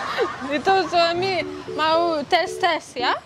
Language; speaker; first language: Indonesian; non-native, learner; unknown